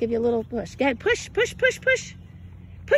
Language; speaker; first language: English; native; English